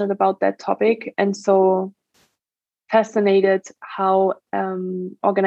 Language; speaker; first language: English; non-native, fluent; German